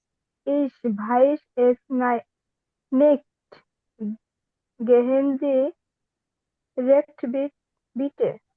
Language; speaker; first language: German; non-native, learner; Bangla